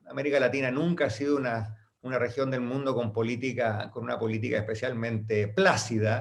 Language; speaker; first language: Spanish; native; Spanish